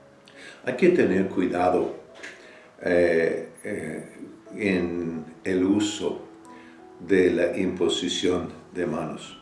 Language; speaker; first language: Spanish; non-native, fluent; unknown